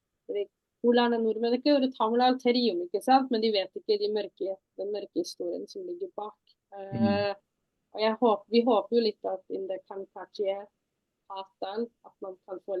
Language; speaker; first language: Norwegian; early bilingual, other home language; Tamil